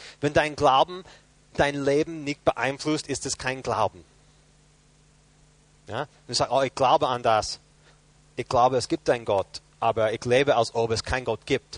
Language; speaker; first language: German; non-native, fluent; English